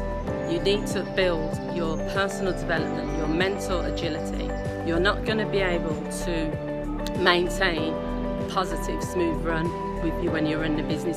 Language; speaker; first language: English; native; English